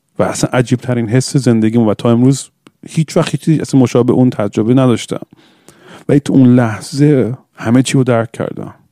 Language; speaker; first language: Persian; early bilingual, heritage; English